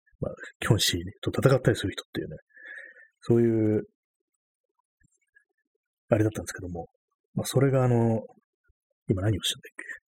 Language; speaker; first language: Japanese; native; Japanese